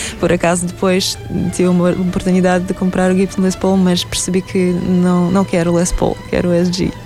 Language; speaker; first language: Portuguese; non-native, fluent; Russian